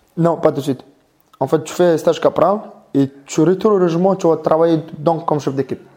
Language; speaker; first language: French; non-native, learner; Mongolian